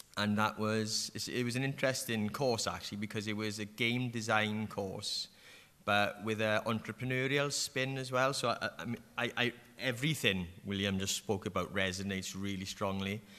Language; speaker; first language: English; native; English